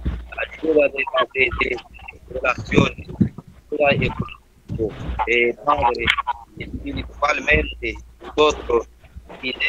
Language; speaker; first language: Spanish; non-native, learner; Haitian Creole